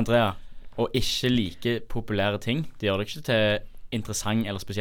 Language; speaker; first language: Norwegian; native; Norwegian